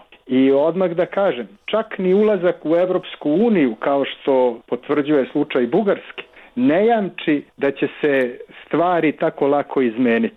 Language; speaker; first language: Serbian; native; Serbian